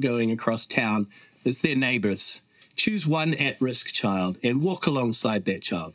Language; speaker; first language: English; native; English